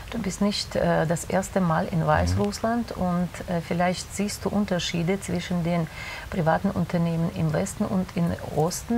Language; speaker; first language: German; non-native, fluent; Russian